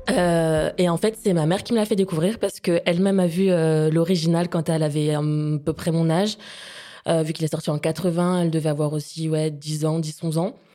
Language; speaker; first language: French; native; French